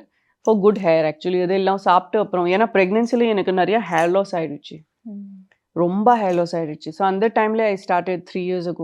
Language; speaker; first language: Tamil; non-native, fluent; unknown